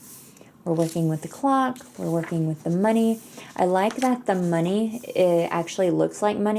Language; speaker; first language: English; native; English